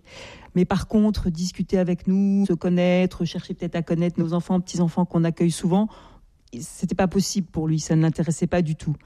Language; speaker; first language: French; native; French